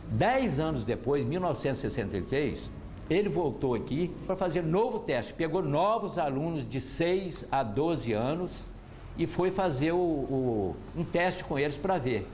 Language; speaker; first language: Portuguese; native; Portuguese